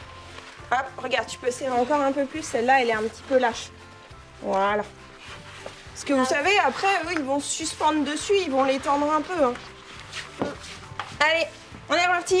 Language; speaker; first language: French; native; French